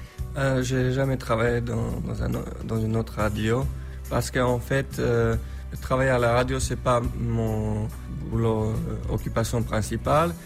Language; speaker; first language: French; non-native, fluent; Slovenian